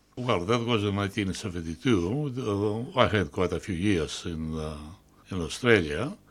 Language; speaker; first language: English; non-native, fluent; Greek